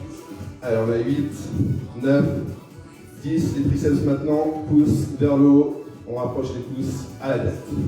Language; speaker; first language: French; native; French